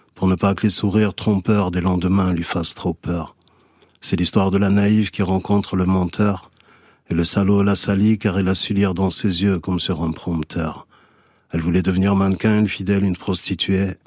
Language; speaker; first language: French; early bilingual, other home language; Fula